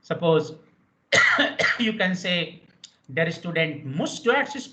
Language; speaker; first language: German; non-native, learner; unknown